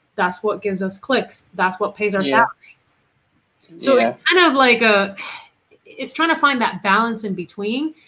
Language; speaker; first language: English; non-native, fluent; Spanish